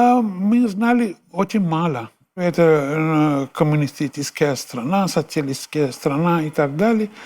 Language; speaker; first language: Russian; non-native, fluent; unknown